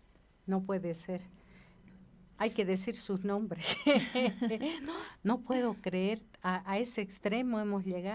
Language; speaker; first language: Spanish; native; Spanish